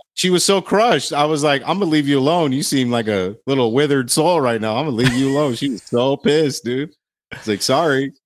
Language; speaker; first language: English; native; English